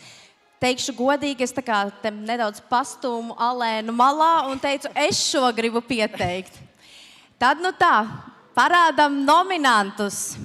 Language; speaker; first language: Latvian; native; Latvian